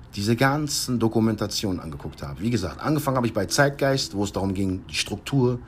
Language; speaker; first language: German; early bilingual, heritage; English